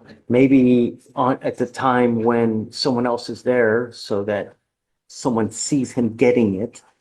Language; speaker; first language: English; native; English